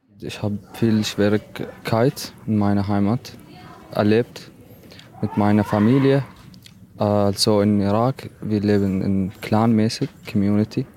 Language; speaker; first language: German; non-native, learner; Arabic